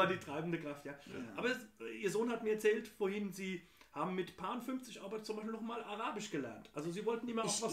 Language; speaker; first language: German; native; German